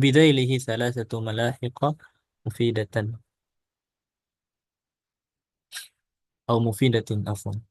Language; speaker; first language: Arabic; non-native, fluent; Indonesian